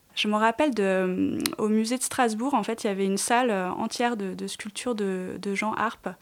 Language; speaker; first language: French; native; French